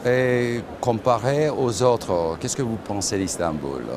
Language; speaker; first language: French; non-native, fluent; Turkish